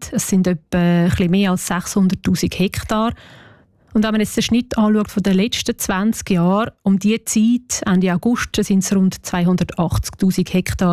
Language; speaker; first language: German; native; German